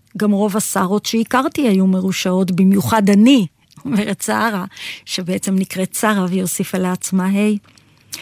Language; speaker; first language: Hebrew; native; Hebrew